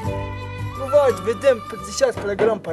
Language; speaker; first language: Russian; non-native, local second language; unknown